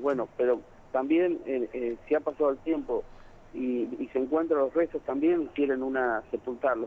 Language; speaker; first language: Spanish; native; Spanish